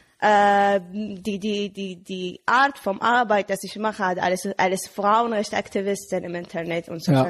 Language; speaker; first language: German; non-native, learner; Arabic